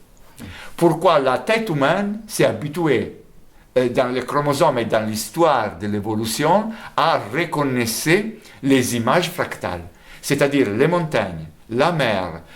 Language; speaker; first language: French; non-native, fluent; Italian